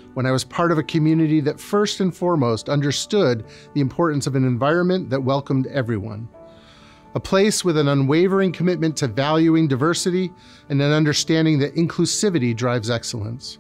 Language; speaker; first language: English; native; English